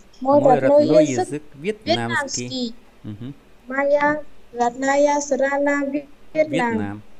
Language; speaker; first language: Russian; non-native, learner; Vietnamese